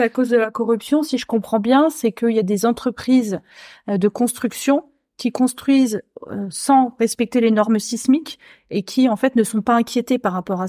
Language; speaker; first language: French; native; French